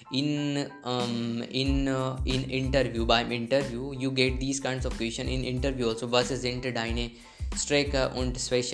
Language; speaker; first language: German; non-native, learner; Hindi